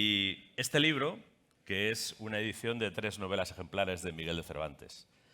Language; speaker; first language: Spanish; native; Spanish